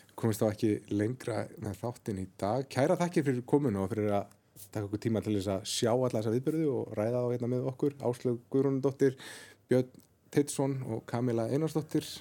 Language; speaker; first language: Icelandic; native; Icelandic